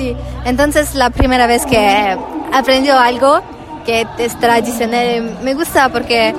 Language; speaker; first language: Spanish; non-native, learner; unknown